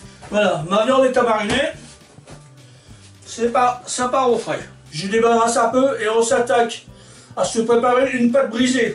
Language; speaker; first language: French; native; French